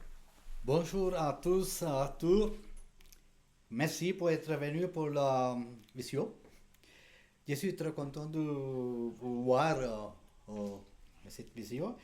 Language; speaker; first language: French; non-native, learner; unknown